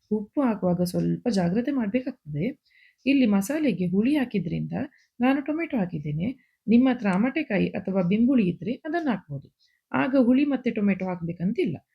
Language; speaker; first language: Kannada; non-native, local second language; Konkani